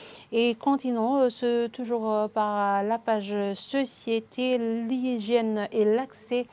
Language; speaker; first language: French; non-native, local second language; Rundi